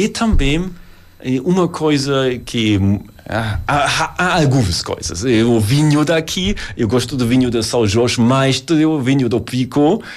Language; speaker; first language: Portuguese; non-native, learner; German